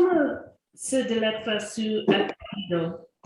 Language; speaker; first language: Spanish; non-native, learner; English